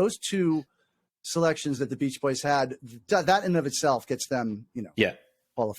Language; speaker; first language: English; native; English